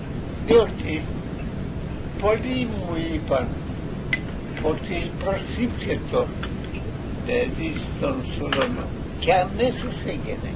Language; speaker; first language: Greek; non-native, learner; Russian